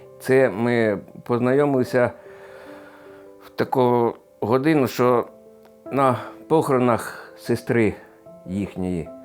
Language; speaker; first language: Ukrainian; native; Ukrainian